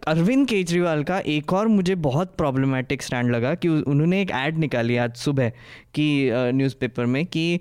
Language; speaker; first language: Hindi; native; Hindi